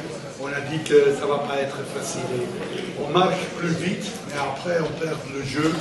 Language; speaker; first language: French; non-native, fluent; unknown